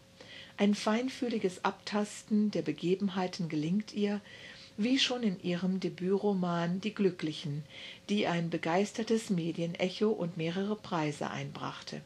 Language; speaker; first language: German; native; German